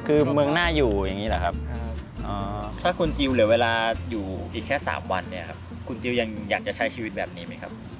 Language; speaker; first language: Thai; native; Thai